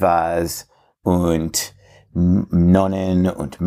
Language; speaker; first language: German; non-native, fluent; English